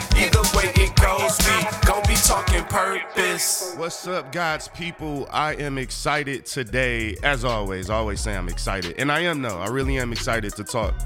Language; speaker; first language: English; native; English